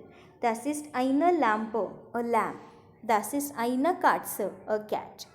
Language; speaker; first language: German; non-native, fluent; Marathi